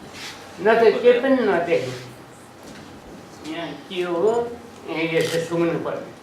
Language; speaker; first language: Nepali; non-native, local second language; Newari